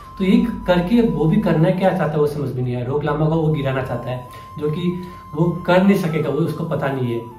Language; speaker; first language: Hindi; non-native, local second language; Nepali